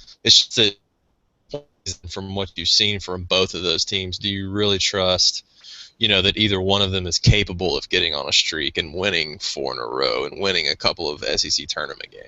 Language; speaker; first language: English; native; English